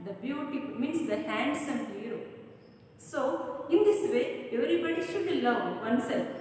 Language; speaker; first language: English; non-native, local second language; Kannada